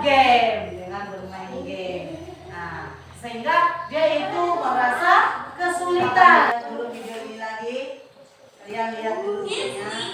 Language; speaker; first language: Indonesian; native; Indonesian